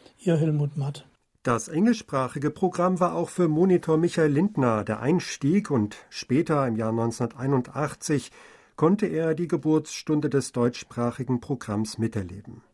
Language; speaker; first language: German; native; German